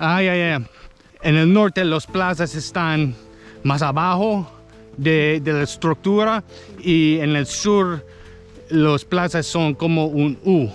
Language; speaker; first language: Spanish; non-native, learner; English